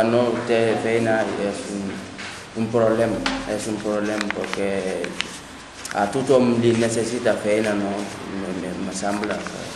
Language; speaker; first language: Catalan; non-native, learner; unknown